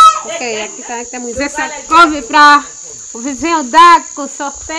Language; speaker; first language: Portuguese; non-native, local second language; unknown